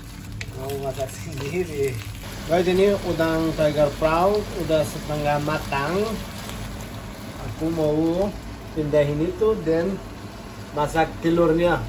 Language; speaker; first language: Indonesian; non-native, learner; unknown